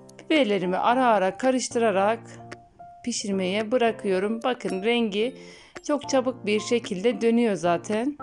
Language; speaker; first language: Turkish; native; Turkish